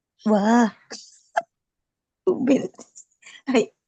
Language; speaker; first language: Japanese; non-native, learner; Indonesian